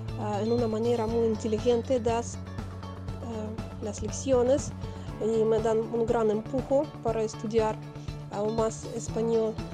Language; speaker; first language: Spanish; non-native, fluent; Russian